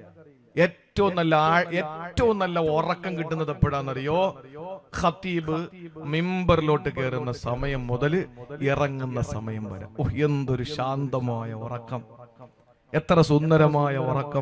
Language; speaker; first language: Malayalam; native; Malayalam